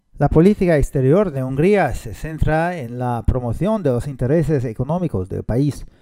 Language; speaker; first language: Spanish; non-native, fluent; Hungarian